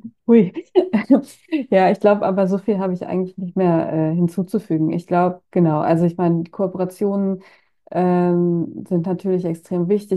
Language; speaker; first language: German; native; German